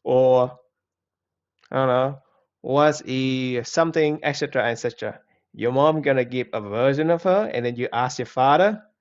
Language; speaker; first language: English; non-native, fluent; Vietnamese